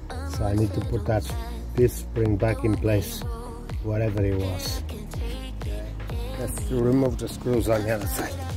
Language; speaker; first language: English; non-native, fluent; Portuguese